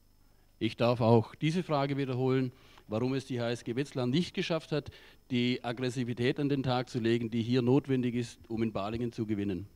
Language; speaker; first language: German; native; German